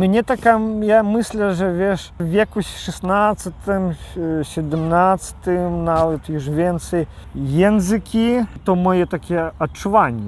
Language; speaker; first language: Polish; non-native, local second language; Belarusian